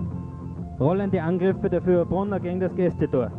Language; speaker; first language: German; native; German